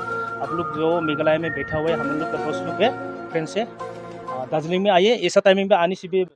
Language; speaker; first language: Hindi; non-native, local second language; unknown